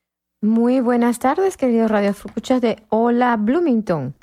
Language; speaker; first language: Spanish; native; Spanish